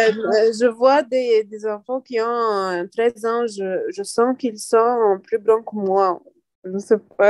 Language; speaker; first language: French; non-native, learner; Arabic